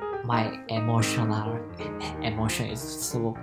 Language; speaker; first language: English; non-native, learner; Japanese